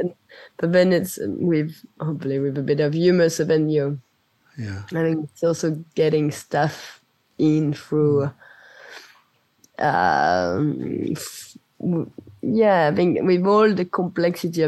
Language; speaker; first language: English; non-native, fluent; French